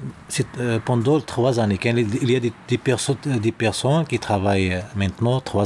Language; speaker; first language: French; non-native, learner; Arabic